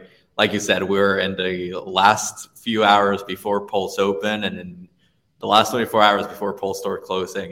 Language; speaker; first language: English; non-native, fluent; Spanish